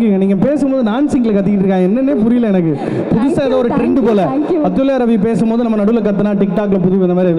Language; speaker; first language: Tamil; native; Tamil